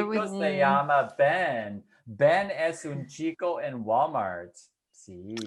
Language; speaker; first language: Spanish; non-native, fluent; English